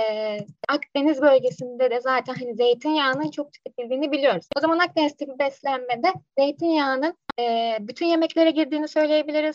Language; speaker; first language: Turkish; native; Turkish